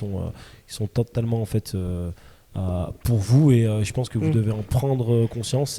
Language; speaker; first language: French; native; French